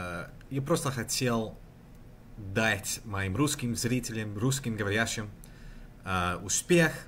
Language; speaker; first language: Russian; non-native, learner; English